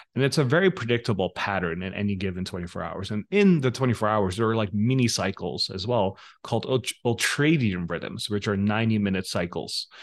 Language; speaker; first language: English; non-native, fluent; Dutch